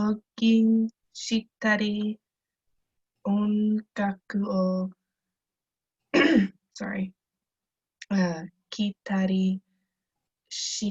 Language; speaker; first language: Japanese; non-native, learner; English